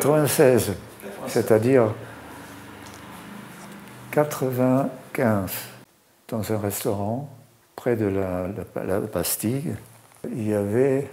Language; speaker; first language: French; non-native, fluent; German